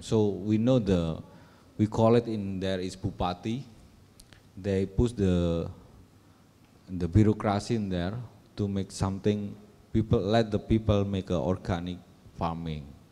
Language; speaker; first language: English; non-native, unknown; Indonesian